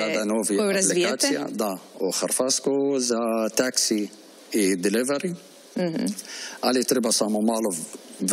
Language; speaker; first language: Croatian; non-native, learner; Arabic